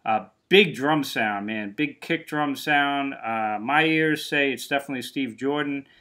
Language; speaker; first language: English; native; English